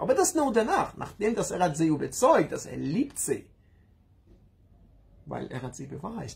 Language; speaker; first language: German; non-native, learner; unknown